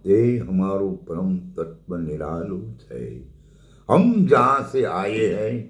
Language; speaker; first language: Hindi; non-native, local second language; Gujarati